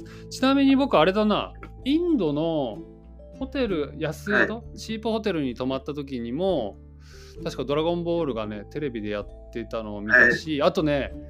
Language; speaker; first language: Japanese; native; Japanese